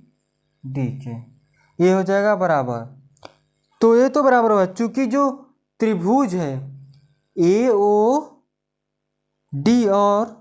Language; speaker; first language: Hindi; native; Hindi